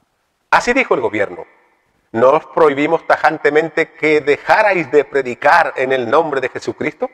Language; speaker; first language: Spanish; native; Spanish